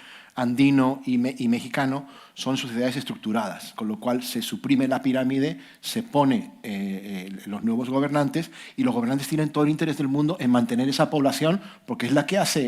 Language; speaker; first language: Spanish; native; Spanish